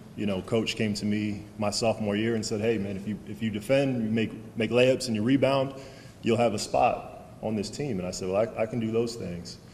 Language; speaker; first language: English; native; English